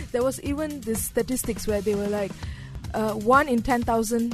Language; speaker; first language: English; non-native, local second language; Tamil